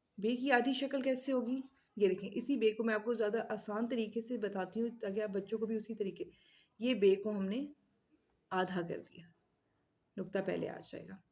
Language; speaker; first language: Urdu; native; Urdu